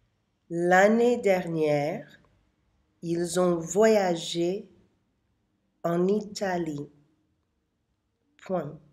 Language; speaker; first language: French; non-native, fluent; English